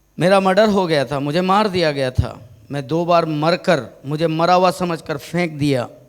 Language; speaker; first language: Hindi; non-native, local second language; Malayalam